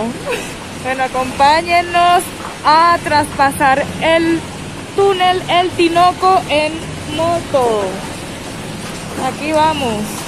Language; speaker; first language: Spanish; native; Spanish